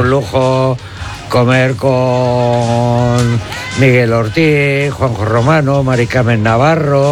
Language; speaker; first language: Spanish; native; Spanish